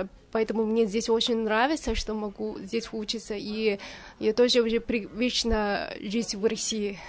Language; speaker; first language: Russian; non-native, learner; Chinese